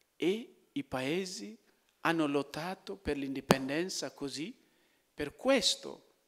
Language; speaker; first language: Italian; non-native, fluent; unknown